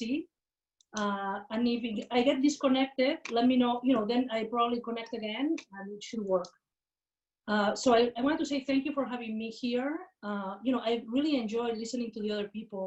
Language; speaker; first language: English; non-native, fluent; Spanish